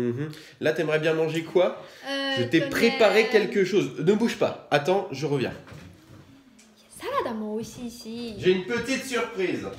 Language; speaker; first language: French; native; French